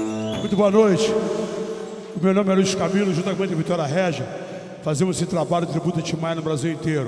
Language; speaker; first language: Portuguese; native; Portuguese